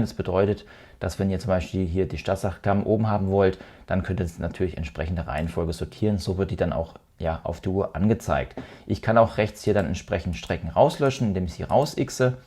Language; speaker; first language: German; native; German